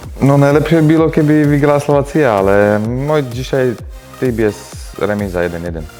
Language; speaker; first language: Polish; non-native, learner; Slovak